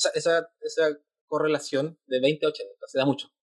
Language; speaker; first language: Spanish; native; Spanish